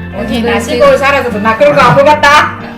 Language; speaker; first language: Korean; non-native, fluent; Vietnamese